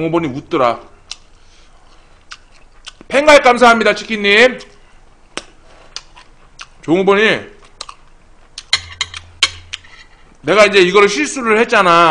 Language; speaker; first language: Korean; native; Korean